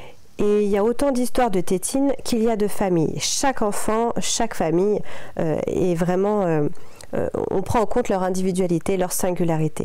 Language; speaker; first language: French; native; French